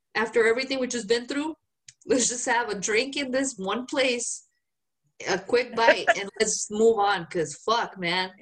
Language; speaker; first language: English; non-native, fluent; Spanish